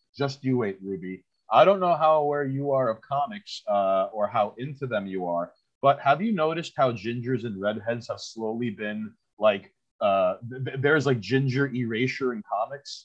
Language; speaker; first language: English; early bilingual, other home language; Spanish